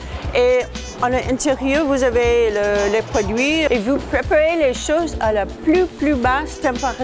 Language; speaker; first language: French; non-native, learner; English